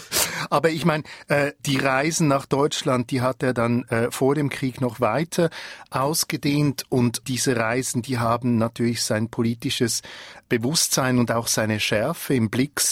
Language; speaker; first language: German; native; German